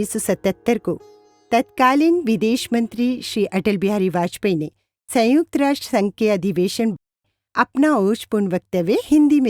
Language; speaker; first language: Hindi; native; Hindi